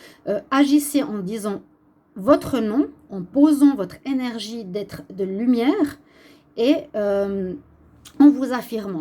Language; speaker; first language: French; native; French